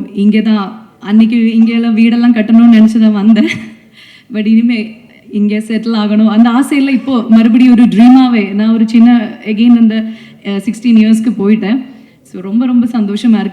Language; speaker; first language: Tamil; non-native, fluent; Malayalam